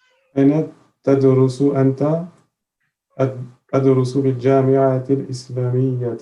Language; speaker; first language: Arabic; non-native, learner; French